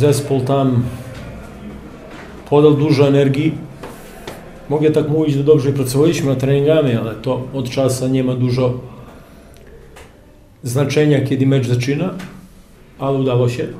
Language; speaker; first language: Polish; non-native, fluent; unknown